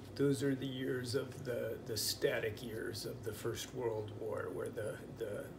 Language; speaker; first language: English; native; English